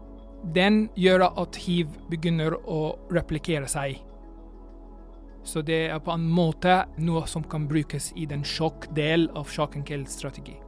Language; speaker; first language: Norwegian; non-native, fluent; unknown